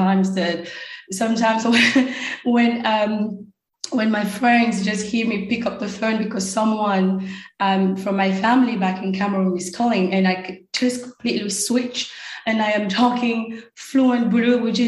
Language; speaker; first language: English; non-native, fluent; French